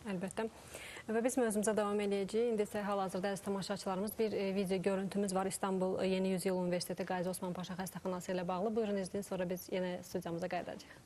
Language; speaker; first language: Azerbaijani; native; Azerbaijani